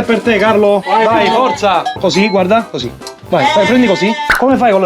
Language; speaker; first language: Italian; native; Italian